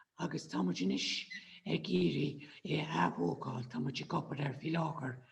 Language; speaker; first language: Irish; native; Irish